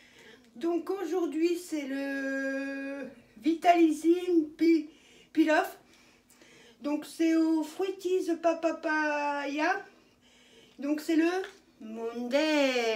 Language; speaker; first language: French; native; French